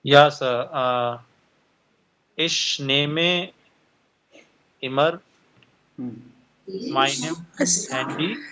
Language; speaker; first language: German; non-native, learner; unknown